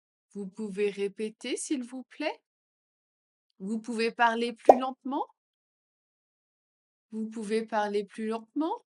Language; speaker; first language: French; native; French